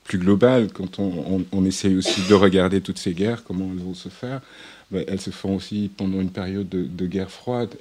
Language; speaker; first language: French; non-native, local second language; Swahili